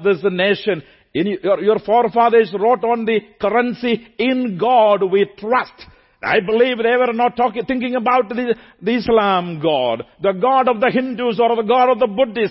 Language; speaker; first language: English; non-native, local second language; Malayalam